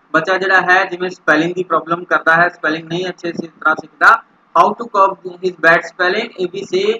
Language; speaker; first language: Hindi; non-native, local second language; Punjabi